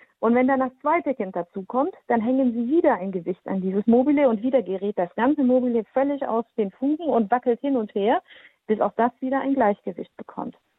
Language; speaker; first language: German; early bilingual, heritage; German